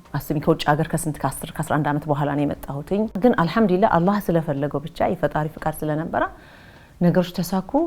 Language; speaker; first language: Amharic; native; Amharic